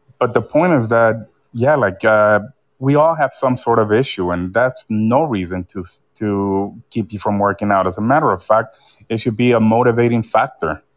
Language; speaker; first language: English; early bilingual, other home language; Spanish